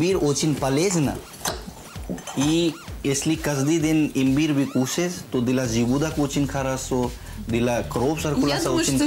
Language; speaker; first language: Russian; non-native, learner; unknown